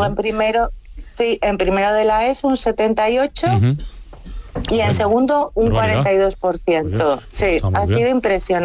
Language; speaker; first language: Spanish; native; Spanish